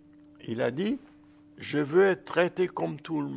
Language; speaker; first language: French; early bilingual, other home language; German